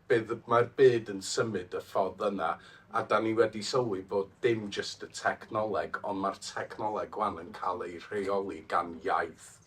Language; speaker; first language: Welsh; non-native, fluent; English